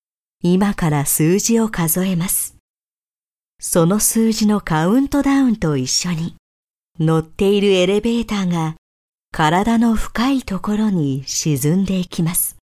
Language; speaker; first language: Japanese; native; Japanese